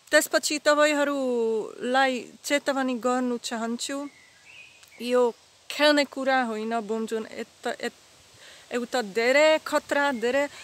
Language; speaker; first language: Nepali; non-native, learner; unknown